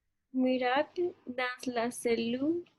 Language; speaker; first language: French; non-native, learner; Spanish